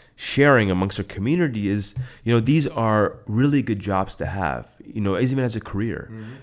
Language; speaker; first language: English; native; English